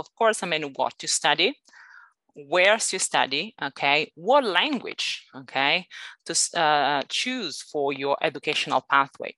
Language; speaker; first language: English; non-native, fluent; Italian